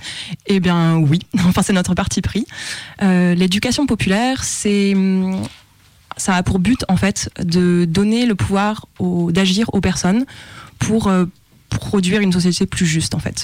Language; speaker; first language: French; native; French